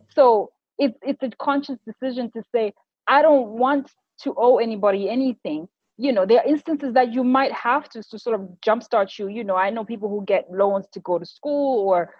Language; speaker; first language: English; non-native, local second language; Shona